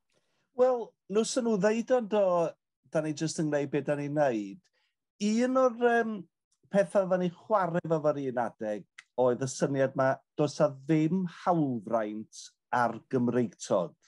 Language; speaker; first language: Welsh; native; Welsh